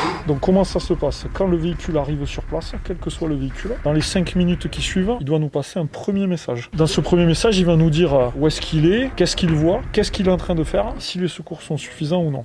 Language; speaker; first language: French; native; French